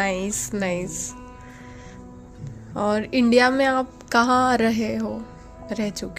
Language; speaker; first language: Hindi; native; Hindi